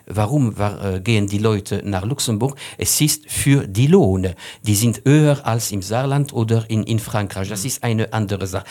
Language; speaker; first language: German; non-native, fluent; French